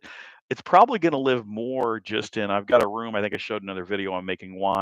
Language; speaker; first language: English; native; English